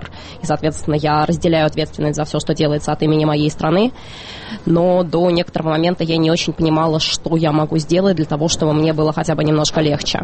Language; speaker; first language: Russian; native; Russian